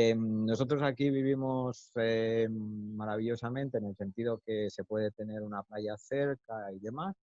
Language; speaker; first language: Spanish; native; Spanish